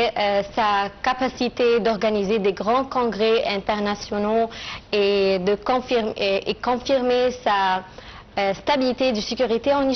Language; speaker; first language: French; non-native, fluent; Arabic